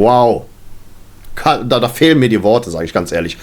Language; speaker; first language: German; native; German